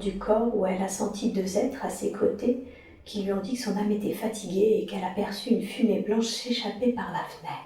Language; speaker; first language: French; native; French